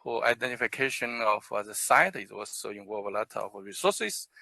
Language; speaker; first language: English; non-native, fluent; Chinese